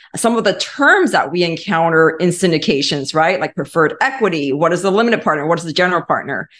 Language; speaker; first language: English; native; English